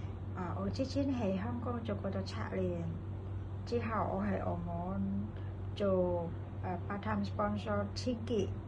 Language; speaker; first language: Cantonese; non-native, fluent; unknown